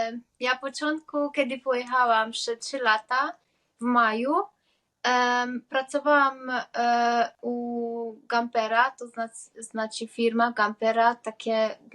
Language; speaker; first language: Polish; non-native, learner; Hungarian